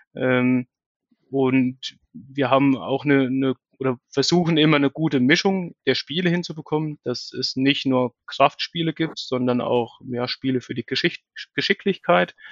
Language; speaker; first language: German; native; German